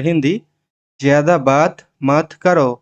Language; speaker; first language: Hindi; non-native, learner; Bangla